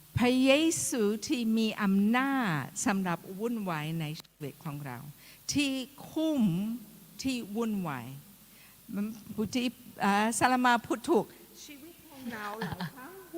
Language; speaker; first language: Thai; non-native, fluent; English